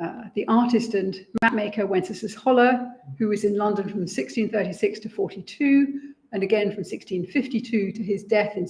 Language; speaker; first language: English; native; English